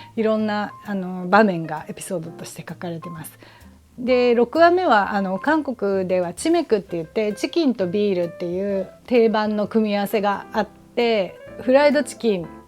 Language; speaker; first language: Japanese; native; Japanese